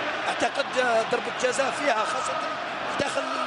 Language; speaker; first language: Arabic; native; Arabic